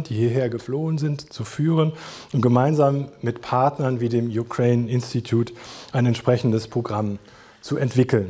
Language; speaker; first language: German; native; German